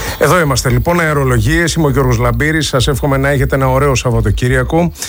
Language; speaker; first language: Greek; native; Greek